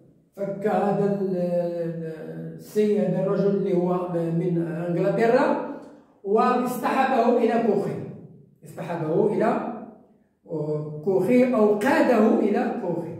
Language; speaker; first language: Arabic; native; Arabic